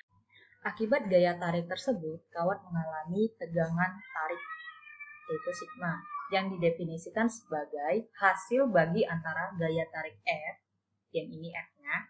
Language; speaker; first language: Indonesian; native; Indonesian